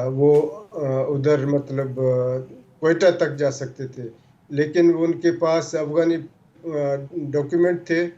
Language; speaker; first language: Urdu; non-native, local second language; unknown